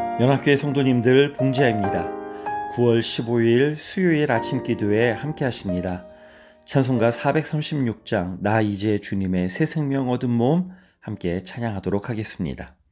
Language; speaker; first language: Korean; native; Korean